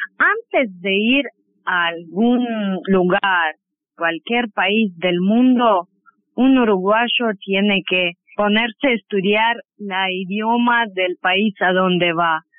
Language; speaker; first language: Spanish; non-native, fluent; Armenian